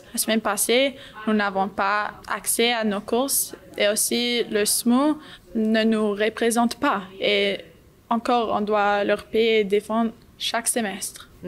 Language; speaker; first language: French; non-native, local second language; English